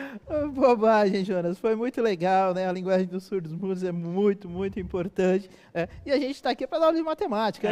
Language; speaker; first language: Portuguese; native; Portuguese